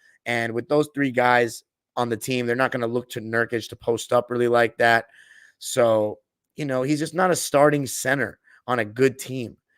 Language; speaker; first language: English; native; English